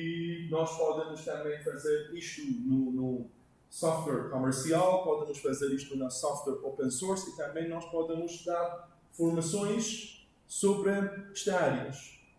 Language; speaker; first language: Portuguese; non-native, learner; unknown